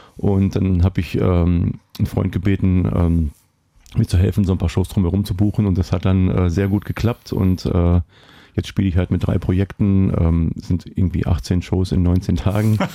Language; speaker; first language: German; native; German